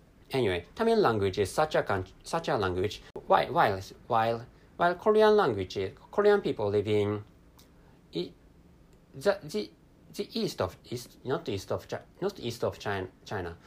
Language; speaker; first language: English; non-native, fluent; Japanese